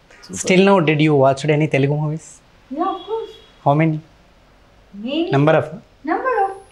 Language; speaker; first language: Telugu; native; Telugu